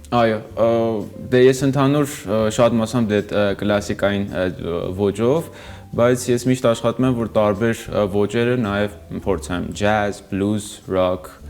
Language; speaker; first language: Armenian; early bilingual, heritage; Armenian